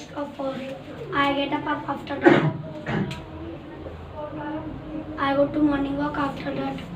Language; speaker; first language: English; non-native, learner; Hindi